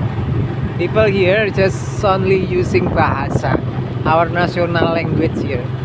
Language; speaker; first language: English; non-native, learner; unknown